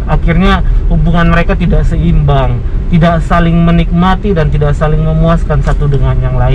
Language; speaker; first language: Indonesian; native; Indonesian